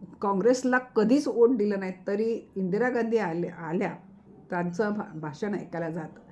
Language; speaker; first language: Marathi; native; Marathi